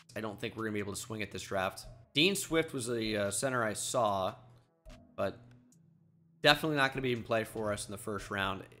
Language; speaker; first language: English; native; English